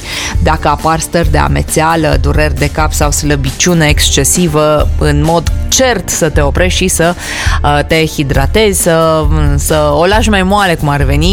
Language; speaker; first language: Romanian; native; Romanian